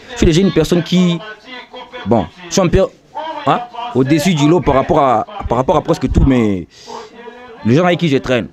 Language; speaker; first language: French; non-native, local second language; Lingala